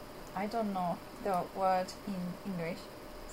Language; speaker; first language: English; non-native, learner; Japanese